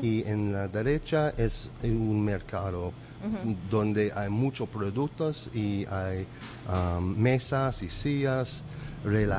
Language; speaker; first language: Spanish; non-native, learner; English